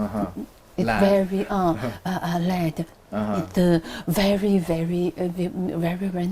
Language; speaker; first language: English; non-native, learner; Chinese